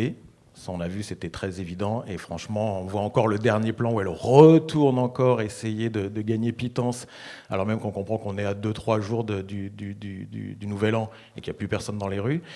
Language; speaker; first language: French; native; French